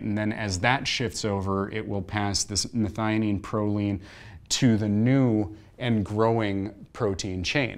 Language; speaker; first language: English; native; English